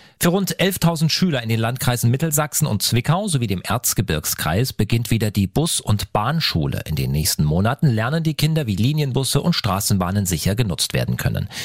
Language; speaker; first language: German; native; German